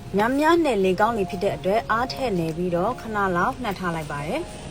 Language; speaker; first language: Burmese; native; Burmese